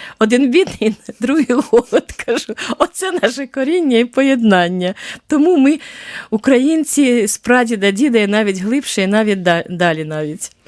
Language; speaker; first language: Ukrainian; native; Ukrainian